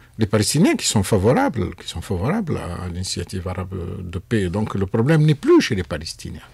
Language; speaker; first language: French; non-native, local second language; Arabic